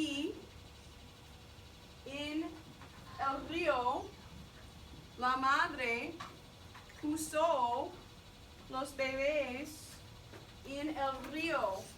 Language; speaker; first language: Spanish; non-native, fluent; English